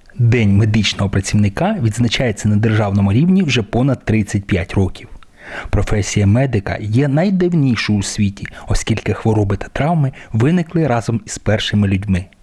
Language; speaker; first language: Ukrainian; native; Ukrainian